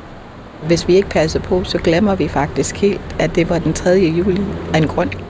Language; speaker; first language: Danish; non-native, fluent; English